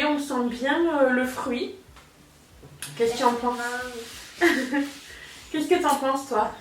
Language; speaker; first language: French; native; French